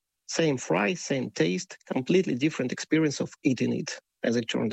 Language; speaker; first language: English; non-native, fluent; Russian